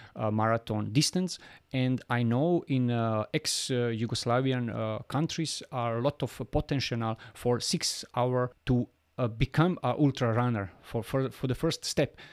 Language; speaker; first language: English; non-native, learner; Bosnian